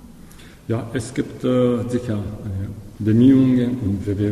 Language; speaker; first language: German; non-native, learner; Japanese